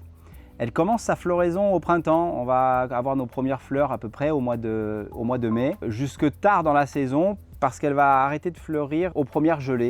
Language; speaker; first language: French; native; French